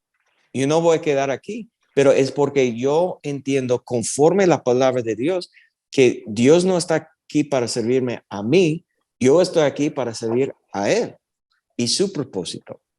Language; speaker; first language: Spanish; early bilingual, heritage; Spanish